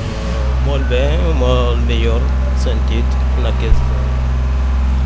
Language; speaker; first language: Catalan; non-native, learner; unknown